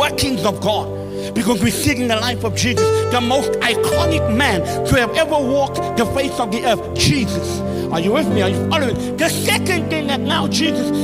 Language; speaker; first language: English; native; English